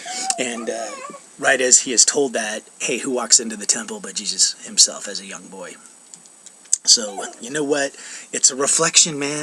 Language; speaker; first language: English; native; English